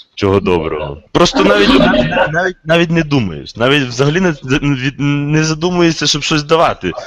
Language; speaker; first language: Ukrainian; native; Ukrainian